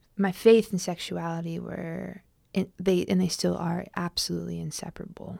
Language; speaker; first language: English; native; English